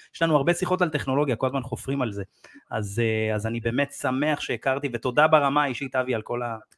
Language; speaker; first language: Hebrew; native; Hebrew